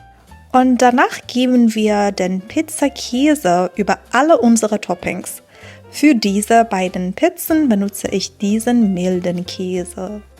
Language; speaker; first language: German; non-native, fluent; Persian